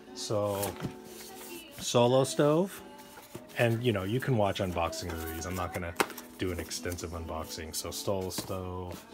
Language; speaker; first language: English; native; English